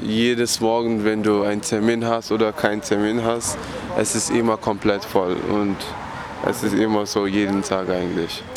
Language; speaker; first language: German; non-native, learner; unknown